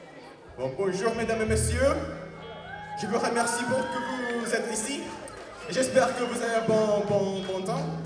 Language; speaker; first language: French; non-native, learner; Czech